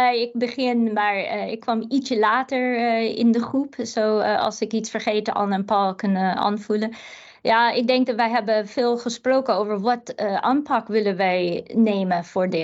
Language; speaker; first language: Dutch; non-native, fluent; English